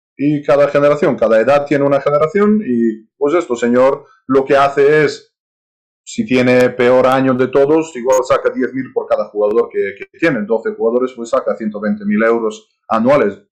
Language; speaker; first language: Spanish; non-native, fluent; Serbian